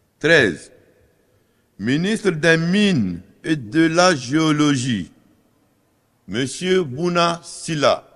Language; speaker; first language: French; non-native, local second language; Fula